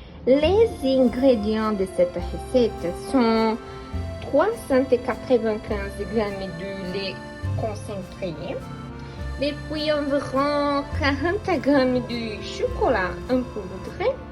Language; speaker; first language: French; non-native, learner; Portuguese